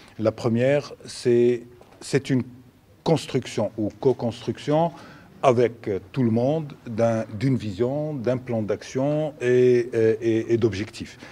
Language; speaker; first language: French; non-native, local second language; Arabic